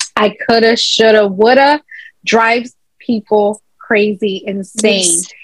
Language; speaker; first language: English; native; English